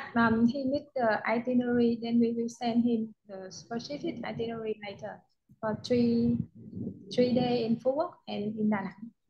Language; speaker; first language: English; non-native, learner; Vietnamese